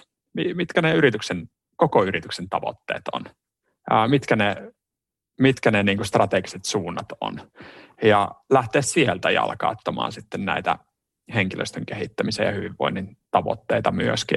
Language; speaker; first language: Finnish; native; Finnish